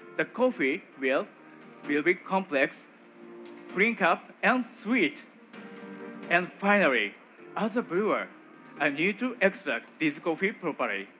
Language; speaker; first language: English; non-native, learner; Japanese